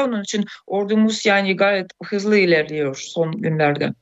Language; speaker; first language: Turkish; non-native, fluent; Russian